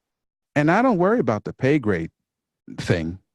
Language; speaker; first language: English; native; English